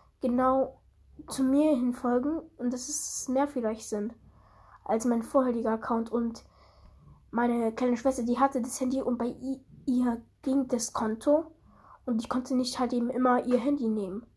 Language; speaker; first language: German; early bilingual, other home language; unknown